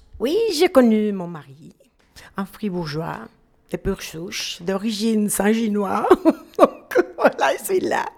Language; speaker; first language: French; non-native, fluent; Spanish